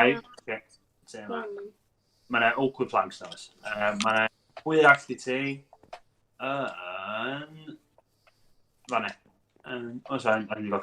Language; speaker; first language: Welsh; native; Welsh